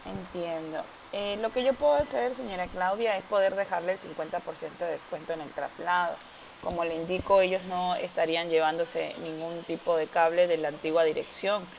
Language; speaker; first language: Spanish; native; Spanish